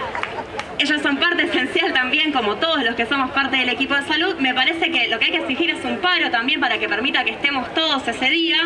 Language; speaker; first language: Spanish; native; Spanish